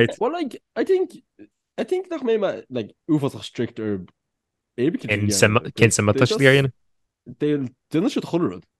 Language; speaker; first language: Irish; native; Irish